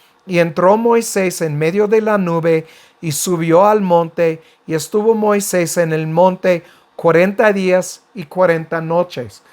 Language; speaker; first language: Spanish; non-native, fluent; English